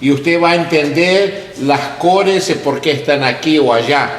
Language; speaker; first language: Spanish; non-native, learner; English